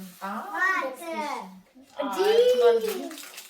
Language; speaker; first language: German; early bilingual, other home language; Russian